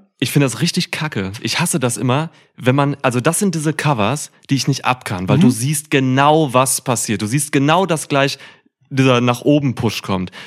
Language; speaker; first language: German; native; German